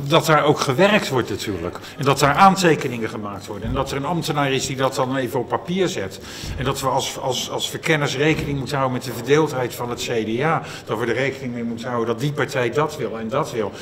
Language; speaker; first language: Dutch; native; Dutch